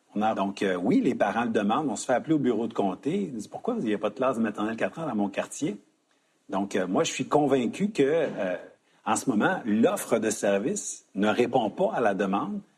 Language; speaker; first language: French; native; French